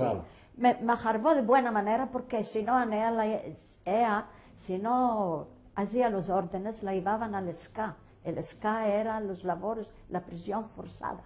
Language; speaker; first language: Spanish; early bilingual, heritage; Ladino